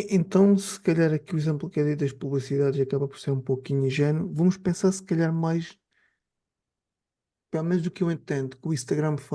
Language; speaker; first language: Portuguese; native; Portuguese